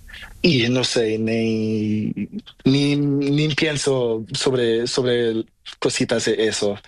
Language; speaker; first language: Spanish; non-native, learner; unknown